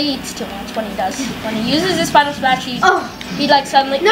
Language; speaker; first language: English; native; English